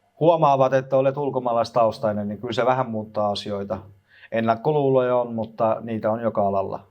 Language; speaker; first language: Finnish; early bilingual, other home language; Turkish